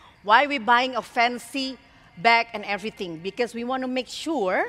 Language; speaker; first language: English; non-native, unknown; Indonesian